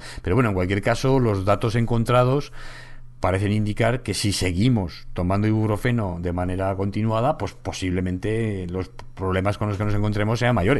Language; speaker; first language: Spanish; native; Spanish